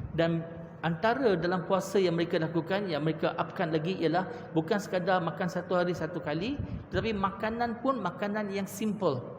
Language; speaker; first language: Malay; non-native, local second language; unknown